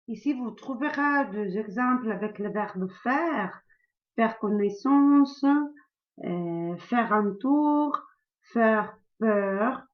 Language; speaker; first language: French; non-native, learner; Italian